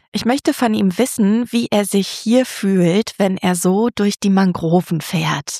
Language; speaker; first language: German; native; German